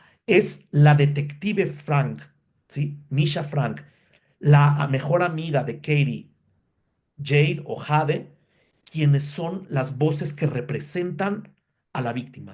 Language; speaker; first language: Spanish; native; Spanish